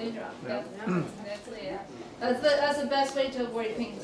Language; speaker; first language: English; native; English